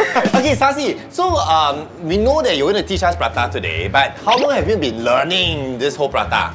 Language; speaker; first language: English; non-native, local second language; Chinese